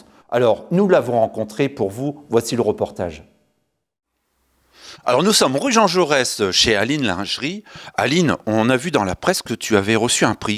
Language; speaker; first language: French; native; French